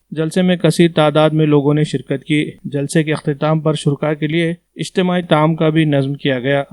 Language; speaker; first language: Urdu; native; Urdu